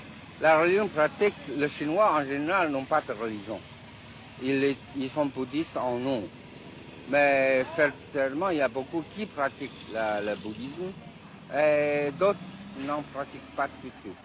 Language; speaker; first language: French; non-native, fluent; Chinese